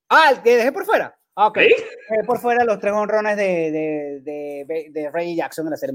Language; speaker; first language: Spanish; native; Spanish